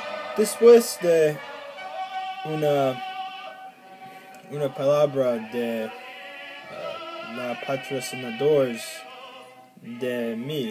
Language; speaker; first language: Spanish; non-native, learner; English